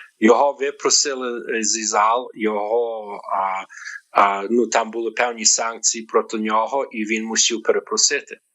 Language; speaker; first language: Ukrainian; early bilingual, heritage; Ukrainian